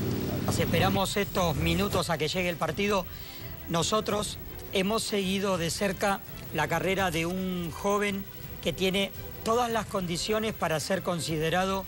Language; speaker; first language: Spanish; native; Spanish